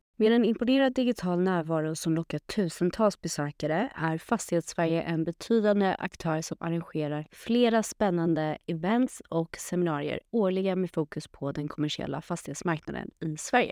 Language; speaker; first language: Swedish; native; Swedish